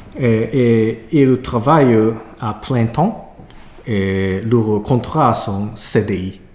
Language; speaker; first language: French; non-native, learner; Japanese